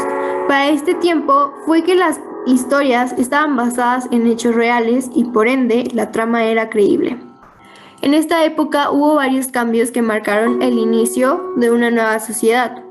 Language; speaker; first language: Spanish; native; Spanish